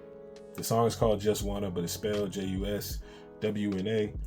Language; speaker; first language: English; native; English